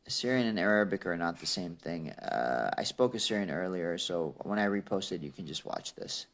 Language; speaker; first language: English; early bilingual, other home language; Assyrian Neo-Aramaic